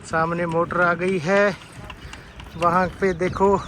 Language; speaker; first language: Hindi; non-native, local second language; Punjabi